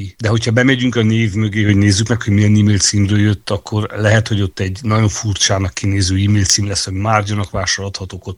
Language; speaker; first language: Hungarian; native; Hungarian